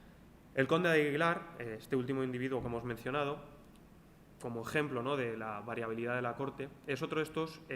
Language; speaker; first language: Spanish; native; Spanish